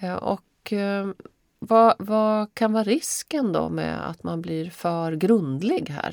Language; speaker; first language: Swedish; native; Swedish